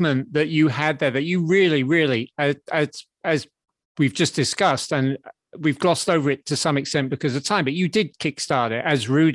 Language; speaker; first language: English; native; English